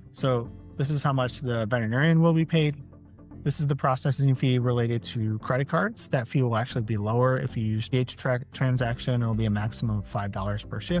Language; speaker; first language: English; native; English